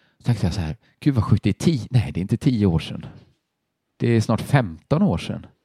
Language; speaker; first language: Swedish; native; Swedish